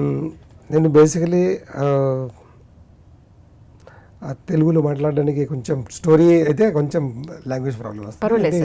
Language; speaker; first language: Telugu; non-native, learner; Marathi